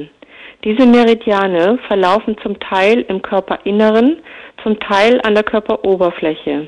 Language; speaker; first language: German; native; German